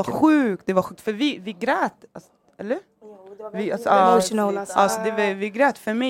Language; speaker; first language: Swedish; native; Swedish